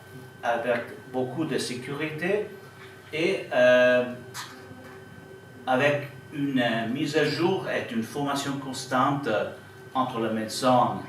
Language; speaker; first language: French; non-native, fluent; Italian